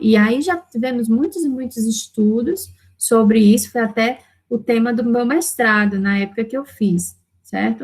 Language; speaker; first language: Portuguese; native; Portuguese